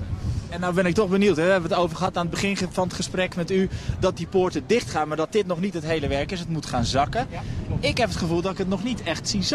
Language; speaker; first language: Dutch; native; Dutch